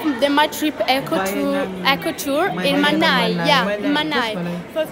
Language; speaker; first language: English; non-native, learner; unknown